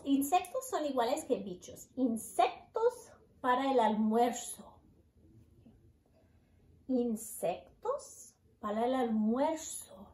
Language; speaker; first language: Spanish; early bilingual, heritage; Spanish